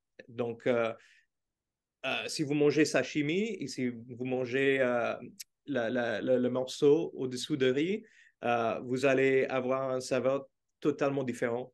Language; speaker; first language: French; non-native, fluent; Portuguese